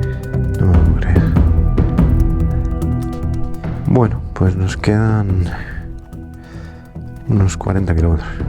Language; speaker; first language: Spanish; native; Spanish